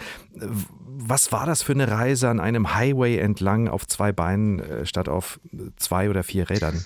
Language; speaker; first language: German; native; German